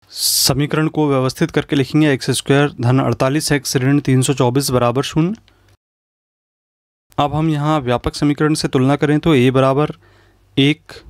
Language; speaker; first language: Hindi; native; Hindi